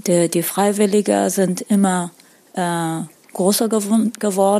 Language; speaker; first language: German; non-native, fluent; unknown